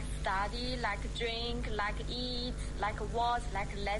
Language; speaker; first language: English; non-native, fluent; Chinese